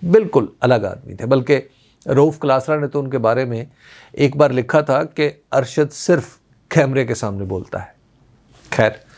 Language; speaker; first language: Urdu; non-native, local second language; Punjabi